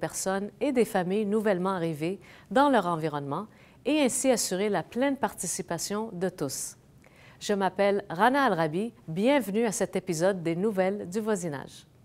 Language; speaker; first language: French; native; French